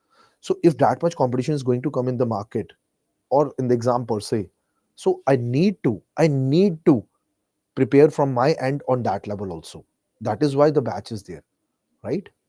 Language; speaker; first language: English; non-native, local second language; Hindi